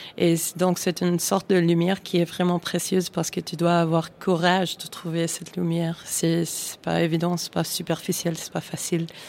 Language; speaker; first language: French; non-native, fluent; English